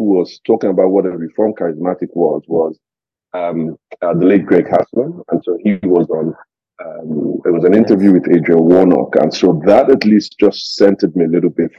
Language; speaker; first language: English; non-native, local second language; Yoruba